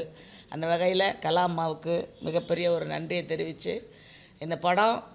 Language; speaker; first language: Tamil; native; Tamil